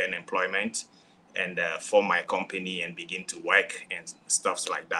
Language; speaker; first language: English; non-native, local second language; Ewe